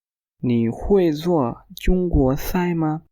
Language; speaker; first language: Chinese; non-native, fluent; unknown